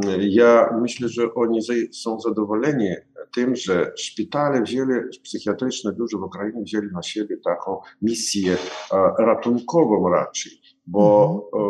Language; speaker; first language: Polish; non-native, learner; Ukrainian